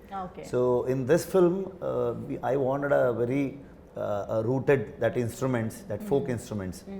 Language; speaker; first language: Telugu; non-native, learner; Kannada